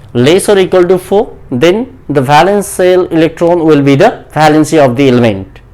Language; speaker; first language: English; non-native, local second language; Nepali